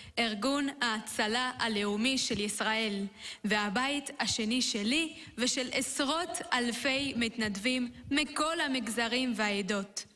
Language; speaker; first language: Hebrew; non-native, local second language; Arabic